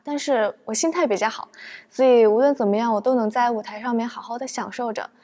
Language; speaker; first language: Chinese; native; Chinese